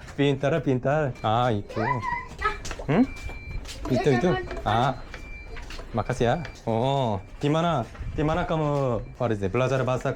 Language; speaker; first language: Indonesian; non-native, learner; Korean